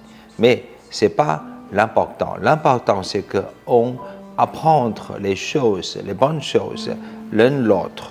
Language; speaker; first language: French; non-native, fluent; Chinese